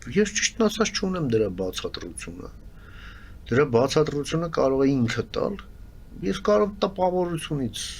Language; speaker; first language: Armenian; native; Armenian